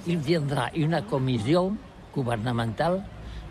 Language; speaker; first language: French; non-native, learner; Catalan